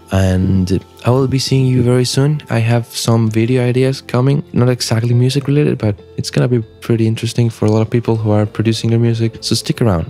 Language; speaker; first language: English; non-native, fluent; Spanish